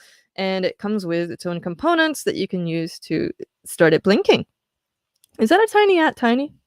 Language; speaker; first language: English; native; English